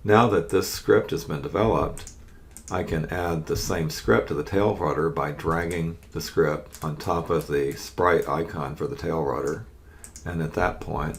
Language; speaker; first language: English; native; English